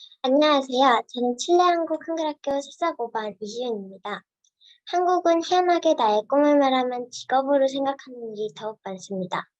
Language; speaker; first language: Korean; early bilingual, heritage; Korean